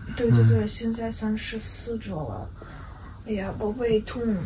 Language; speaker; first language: Chinese; non-native, learner; Ukrainian